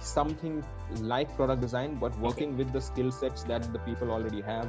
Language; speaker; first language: English; non-native, local second language; Gujarati